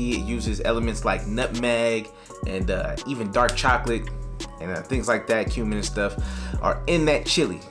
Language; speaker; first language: English; native; English